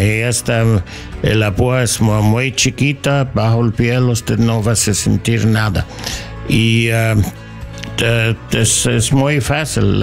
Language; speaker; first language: Spanish; non-native, learner; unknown